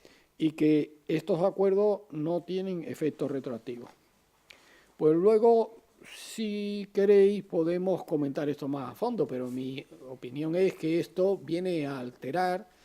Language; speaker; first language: Spanish; native; Spanish